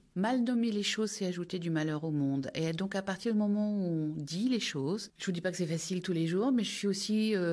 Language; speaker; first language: French; native; French